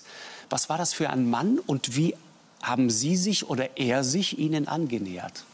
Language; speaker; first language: German; native; German